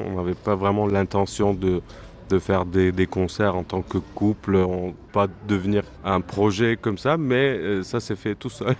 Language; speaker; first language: French; non-native, fluent; Turkish